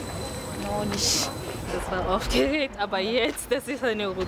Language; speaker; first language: German; non-native, learner; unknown